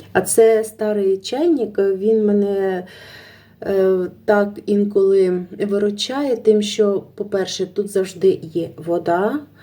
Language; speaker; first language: Ukrainian; native; Ukrainian